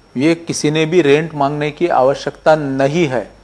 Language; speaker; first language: Hindi; non-native, local second language; Marathi